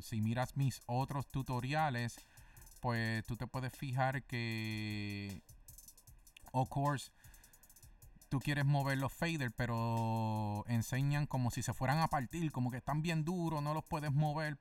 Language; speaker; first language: Spanish; native; Spanish